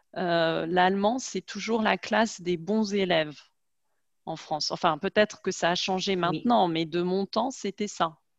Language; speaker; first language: French; native; French